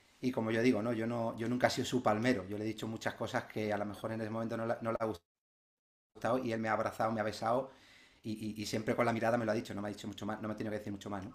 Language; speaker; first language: Spanish; native; Spanish